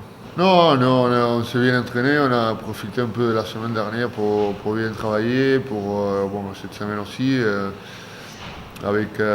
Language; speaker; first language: French; non-native, fluent; Spanish